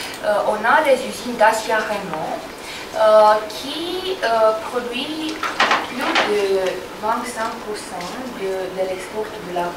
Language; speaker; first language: French; non-native, fluent; Romanian